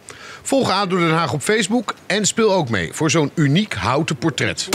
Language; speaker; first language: Dutch; native; Dutch